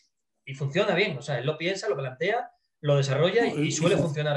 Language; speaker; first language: Spanish; native; Spanish